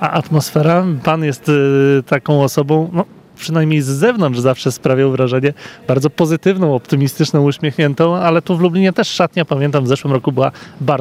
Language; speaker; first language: Polish; native; Polish